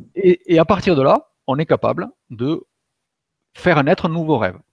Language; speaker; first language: French; native; French